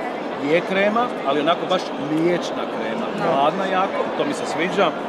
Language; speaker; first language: Croatian; native; Croatian